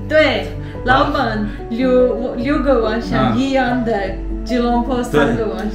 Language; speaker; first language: Chinese; non-native, learner; Armenian